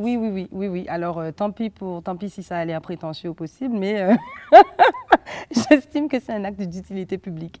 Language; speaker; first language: French; native; French